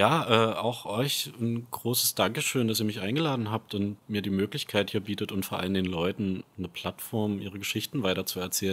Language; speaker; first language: German; native; German